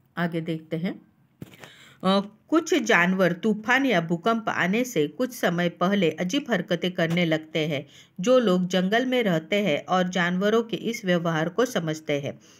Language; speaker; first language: Hindi; non-native, local second language; Marathi